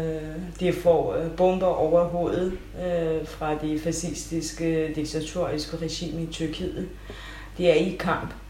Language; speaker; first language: Danish; non-native, fluent; Kurdish